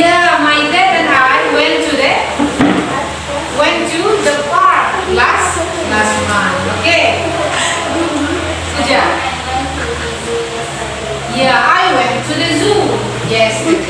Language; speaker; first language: English; non-native, learner; Indonesian